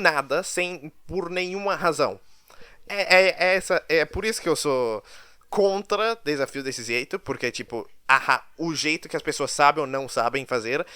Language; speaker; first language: Portuguese; early bilingual, other home language; English